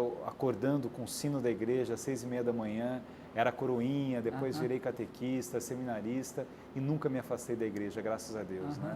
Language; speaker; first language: Portuguese; native; Portuguese